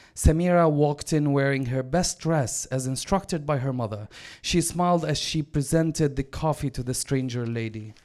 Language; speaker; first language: English; non-native, fluent; Arabic